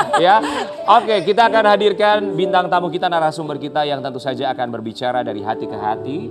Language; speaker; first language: Indonesian; native; Indonesian